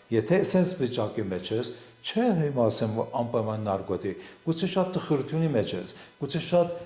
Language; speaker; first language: Armenian; non-native, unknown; Assyrian Neo-Aramaic